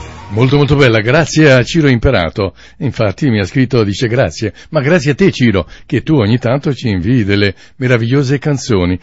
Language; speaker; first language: Italian; native; Italian